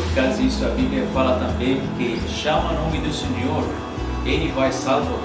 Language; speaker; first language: Portuguese; non-native, learner; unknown